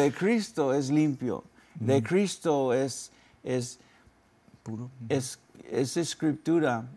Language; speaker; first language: Spanish; early bilingual, heritage; Spanish